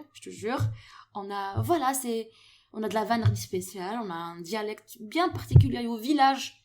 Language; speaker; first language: French; non-native, local second language; Arabic